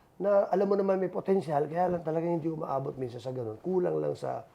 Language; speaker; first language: Filipino; native; Filipino